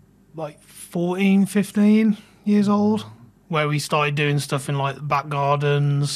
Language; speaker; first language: English; native; English